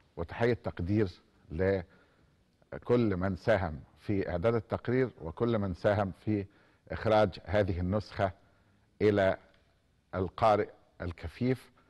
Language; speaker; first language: Arabic; native; Arabic